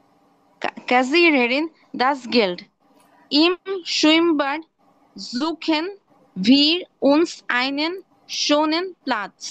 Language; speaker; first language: German; non-native, learner; Bangla